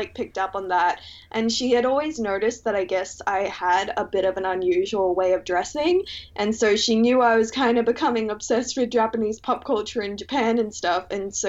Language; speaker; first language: English; native; English